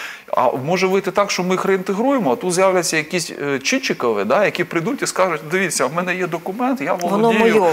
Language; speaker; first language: Ukrainian; native; Ukrainian